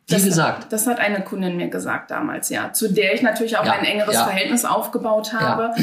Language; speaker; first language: German; native; German